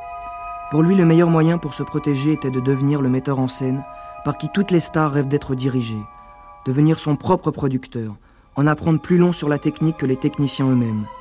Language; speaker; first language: French; native; French